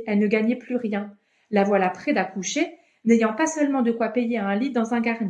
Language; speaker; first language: French; native; French